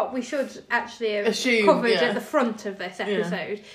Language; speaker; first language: English; native; English